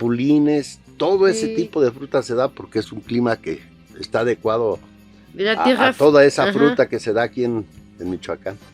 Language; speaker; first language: Spanish; native; Spanish